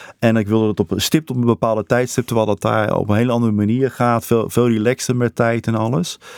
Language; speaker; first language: Dutch; native; Dutch